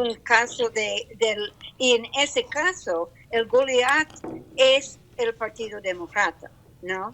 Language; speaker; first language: Spanish; non-native, learner; English